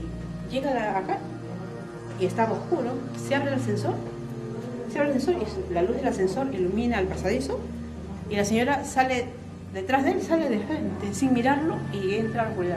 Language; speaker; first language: Spanish; native; Spanish